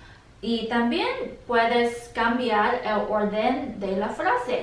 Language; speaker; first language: Spanish; non-native, learner; English